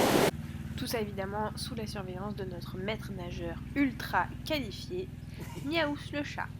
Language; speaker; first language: French; native; French